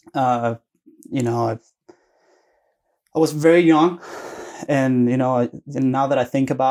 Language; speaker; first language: English; non-native, fluent; Spanish